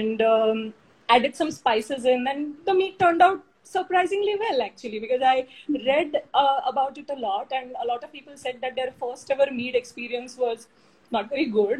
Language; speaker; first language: English; non-native, local second language; Marathi